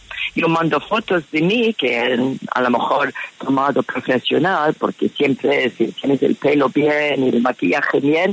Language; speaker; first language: Spanish; non-native, fluent; English